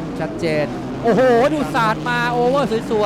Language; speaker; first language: Thai; native; Thai